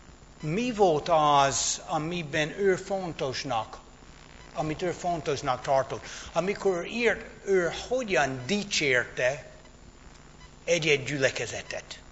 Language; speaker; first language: Hungarian; non-native, fluent; English